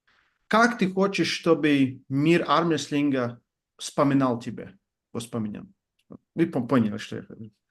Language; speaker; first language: Russian; non-native, fluent; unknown